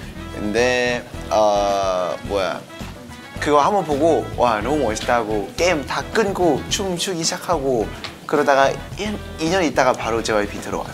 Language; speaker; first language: Korean; non-native, fluent; Thai